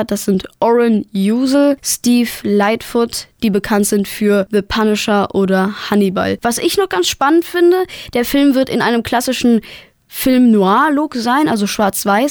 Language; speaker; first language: German; native; German